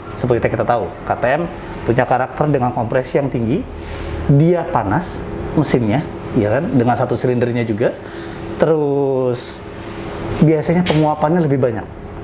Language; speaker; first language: Indonesian; native; Indonesian